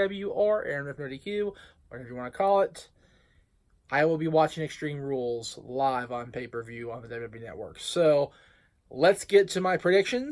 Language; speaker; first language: English; native; English